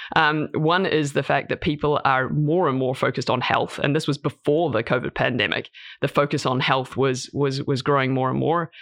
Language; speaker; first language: English; native; English